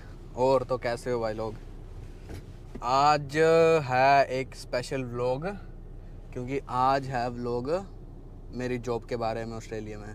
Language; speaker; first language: Hindi; native; Hindi